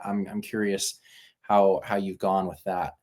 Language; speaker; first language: English; native; English